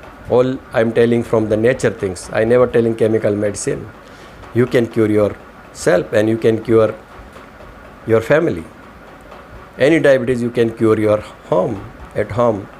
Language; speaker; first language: English; non-native, learner; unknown